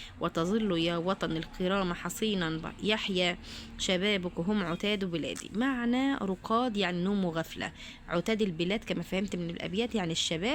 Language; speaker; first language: Arabic; native; Arabic